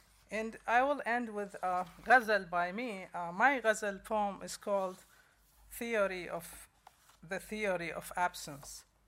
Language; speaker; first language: English; non-native, fluent; Arabic